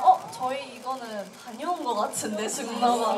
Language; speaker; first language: Korean; non-native, fluent; Japanese